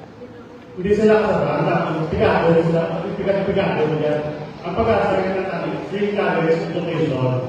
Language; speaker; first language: Filipino; non-native, local second language; Hiligaynon